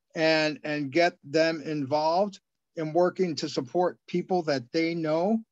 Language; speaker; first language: English; native; English